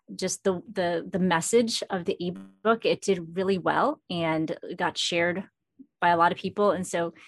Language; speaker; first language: English; early bilingual, other home language; Filipino